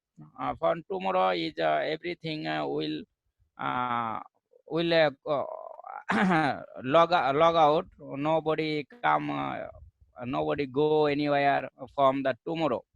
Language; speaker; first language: English; non-native, learner; Bangla